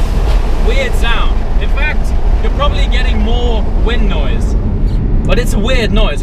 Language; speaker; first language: English; native; English